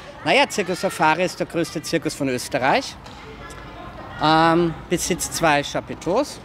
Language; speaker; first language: German; native; German